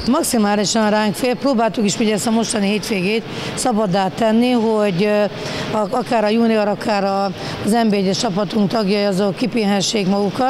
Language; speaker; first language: Hungarian; native; Hungarian